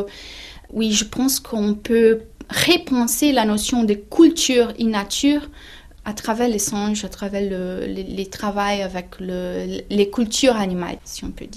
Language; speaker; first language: French; non-native, fluent; Portuguese